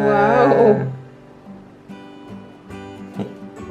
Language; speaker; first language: Korean; non-native, fluent; Japanese